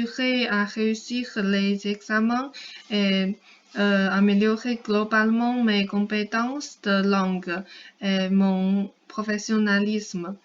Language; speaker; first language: French; non-native, fluent; Chinese